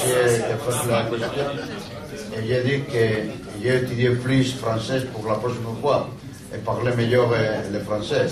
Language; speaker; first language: French; non-native, learner; Spanish